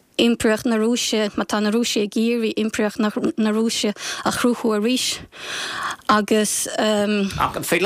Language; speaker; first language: Irish; non-native, fluent; Ukrainian